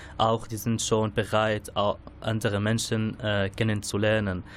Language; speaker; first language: German; non-native, learner; Arabic